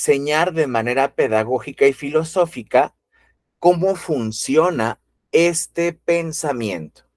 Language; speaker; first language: Spanish; native; Spanish